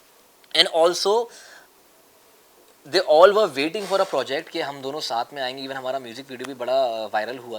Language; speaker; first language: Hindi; native; Hindi